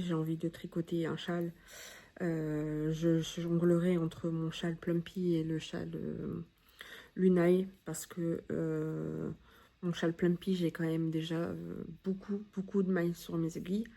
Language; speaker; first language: French; native; French